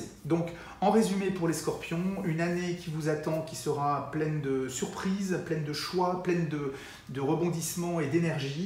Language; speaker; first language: French; native; French